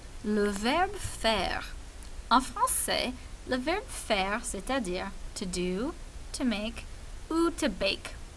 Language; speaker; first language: French; non-native, fluent; English